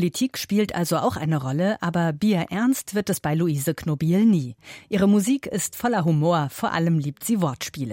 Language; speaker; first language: German; native; German